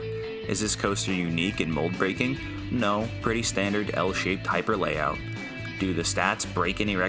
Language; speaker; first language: English; native; English